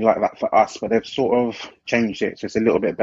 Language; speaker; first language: English; native; English